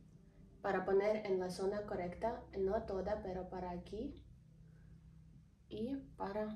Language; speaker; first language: Spanish; non-native, learner; Ukrainian